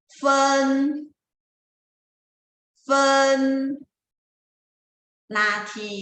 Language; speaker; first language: Chinese; non-native, fluent; Thai